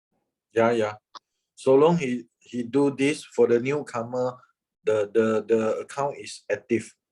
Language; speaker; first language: English; non-native, fluent; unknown